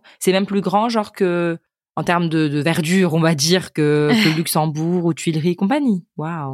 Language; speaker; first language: French; native; French